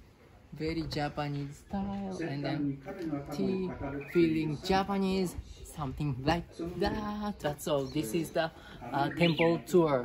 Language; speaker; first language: English; non-native, learner; Japanese